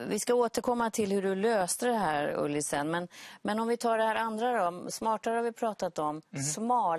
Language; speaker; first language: Swedish; native; Swedish